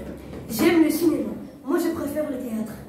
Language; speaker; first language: French; non-native, learner; Arabic